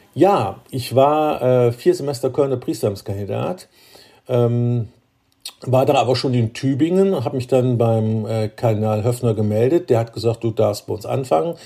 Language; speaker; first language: German; native; German